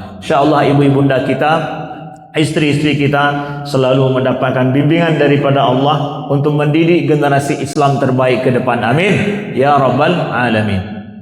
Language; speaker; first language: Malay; non-native, local second language; Achinese